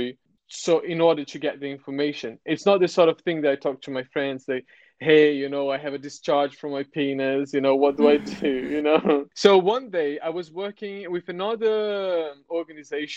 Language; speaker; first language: English; non-native, fluent; Portuguese